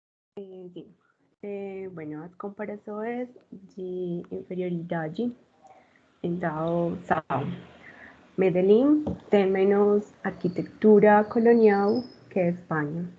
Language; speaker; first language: Portuguese; non-native, learner; Spanish